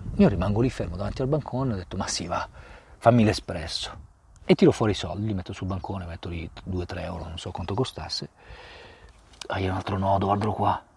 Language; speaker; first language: Italian; native; Italian